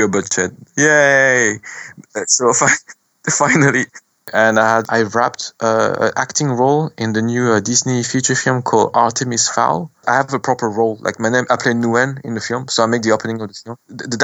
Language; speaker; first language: English; non-native, fluent; French